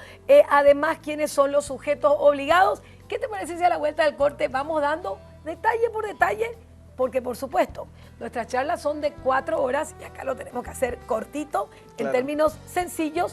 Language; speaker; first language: Spanish; native; Spanish